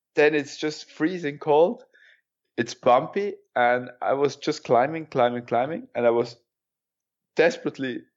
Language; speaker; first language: English; non-native, fluent; German